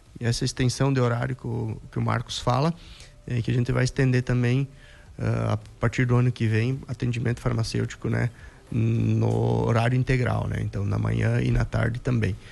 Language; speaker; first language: Portuguese; native; Portuguese